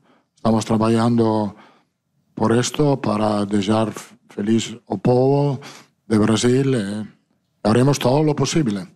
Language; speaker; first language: Spanish; non-native, fluent; Italian